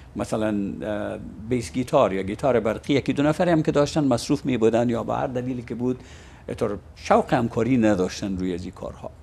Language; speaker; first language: Persian; native; Persian